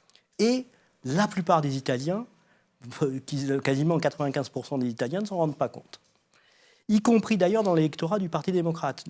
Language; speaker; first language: French; native; French